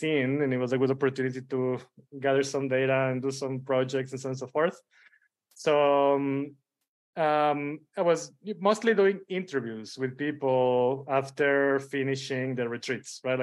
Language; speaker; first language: English; early bilingual, other home language; Spanish